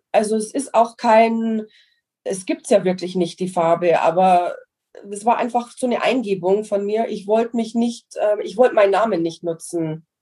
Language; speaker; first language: German; non-native, fluent; English